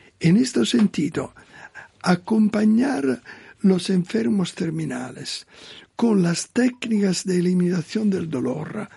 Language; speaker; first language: Spanish; non-native, learner; Italian